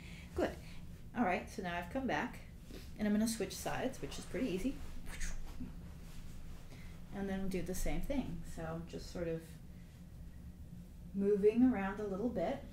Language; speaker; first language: English; native; English